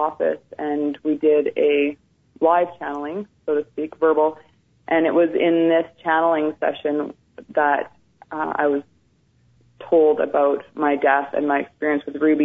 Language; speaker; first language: English; native; English